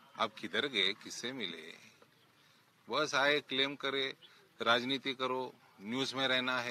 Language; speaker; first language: Hindi; non-native, local second language; Telugu